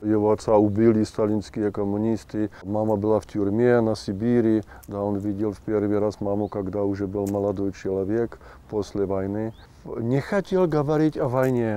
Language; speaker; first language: Russian; non-native, fluent; Czech